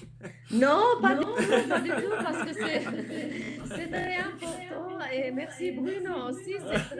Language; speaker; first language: French; non-native, fluent; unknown